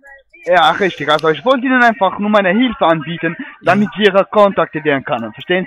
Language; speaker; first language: German; non-native, fluent; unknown